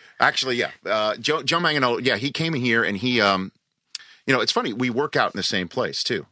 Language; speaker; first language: English; native; English